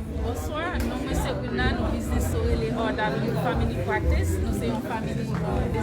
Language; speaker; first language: French; non-native, local second language; Haitian Creole